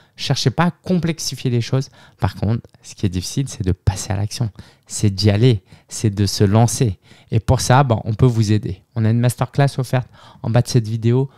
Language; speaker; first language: French; native; French